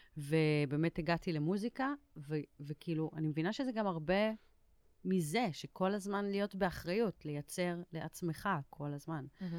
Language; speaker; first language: Hebrew; native; Hebrew